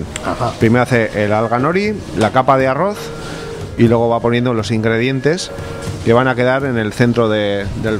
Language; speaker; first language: Spanish; native; Spanish